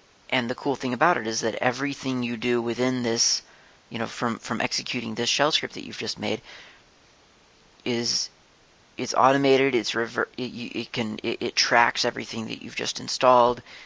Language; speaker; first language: English; native; English